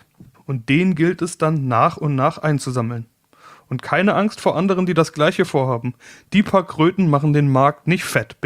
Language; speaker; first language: German; native; German